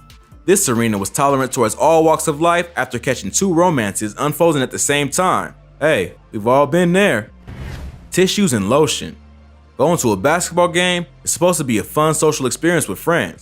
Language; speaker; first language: English; native; English